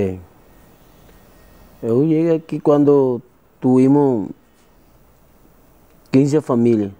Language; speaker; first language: Portuguese; non-native, learner; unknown